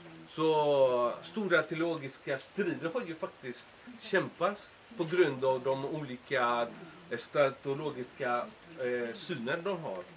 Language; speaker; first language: Swedish; non-native, fluent; Spanish